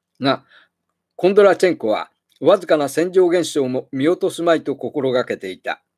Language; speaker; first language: Japanese; native; Japanese